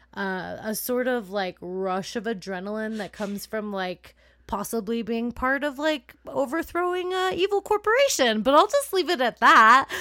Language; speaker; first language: English; native; English